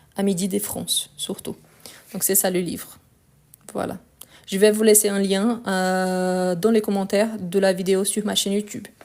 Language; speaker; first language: French; non-native, fluent; Portuguese